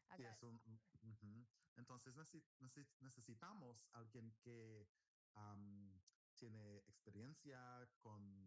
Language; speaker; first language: Spanish; non-native, learner; English